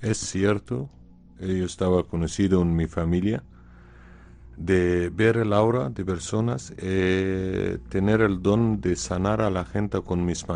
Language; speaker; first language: Spanish; non-native, fluent; Arabic